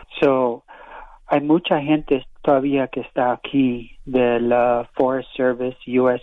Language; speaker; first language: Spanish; early bilingual, heritage; English